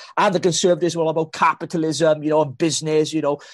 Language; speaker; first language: English; native; English